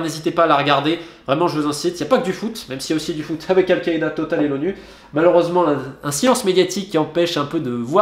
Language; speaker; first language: French; native; French